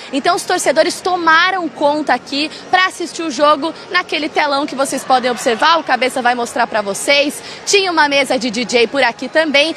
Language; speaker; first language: Portuguese; native; Portuguese